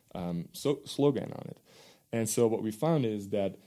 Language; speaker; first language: English; non-native, fluent; Dutch